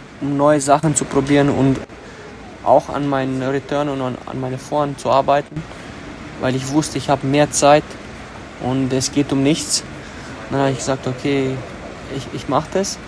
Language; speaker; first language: German; early bilingual, other home language; Romanian